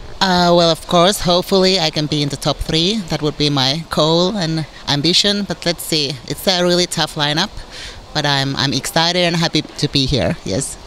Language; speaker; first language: English; non-native, fluent; Finnish